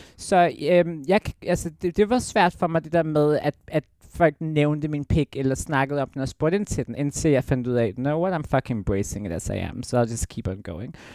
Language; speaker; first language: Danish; native; Danish